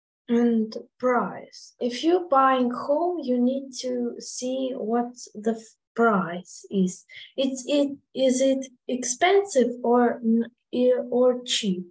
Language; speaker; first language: English; non-native, learner; Russian